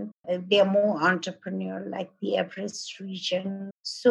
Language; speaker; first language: English; non-native, local second language; Nepali